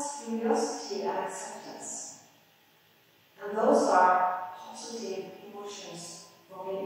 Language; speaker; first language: English; non-native, fluent; Norwegian